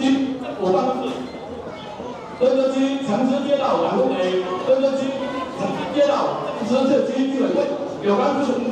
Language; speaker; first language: Chinese; native; Chinese